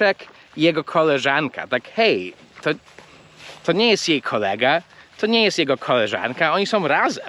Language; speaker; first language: Polish; early bilingual, heritage; English